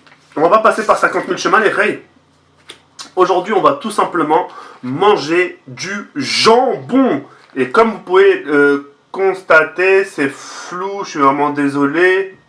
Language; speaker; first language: French; native; French